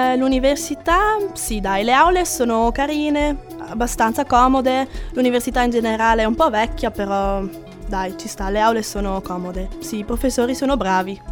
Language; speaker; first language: Italian; non-native, local second language; German